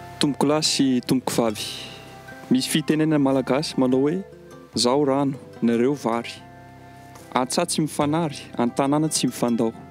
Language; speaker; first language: Malagasy; non-native, fluent; French